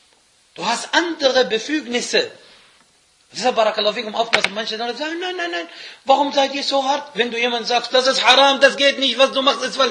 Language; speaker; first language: German; non-native, fluent; Arabic